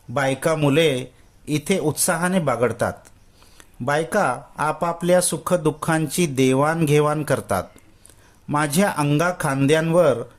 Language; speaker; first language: Marathi; non-native, local second language; Urdu